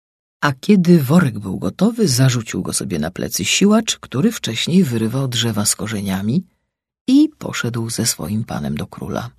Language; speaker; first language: Polish; native; Polish